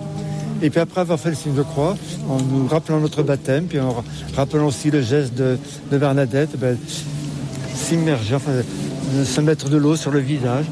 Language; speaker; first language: French; native; French